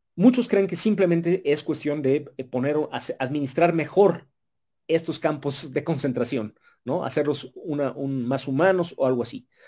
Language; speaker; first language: Spanish; native; Spanish